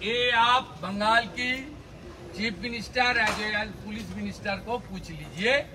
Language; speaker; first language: Hindi; non-native, local second language; Bangla